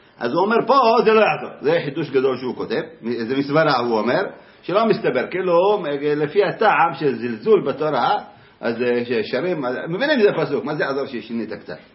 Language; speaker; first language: Hebrew; native; Hebrew